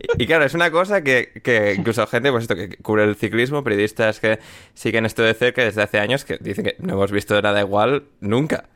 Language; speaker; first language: Spanish; native; Spanish